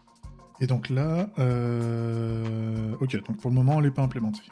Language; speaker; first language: French; native; French